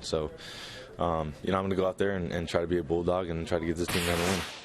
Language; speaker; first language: English; native; English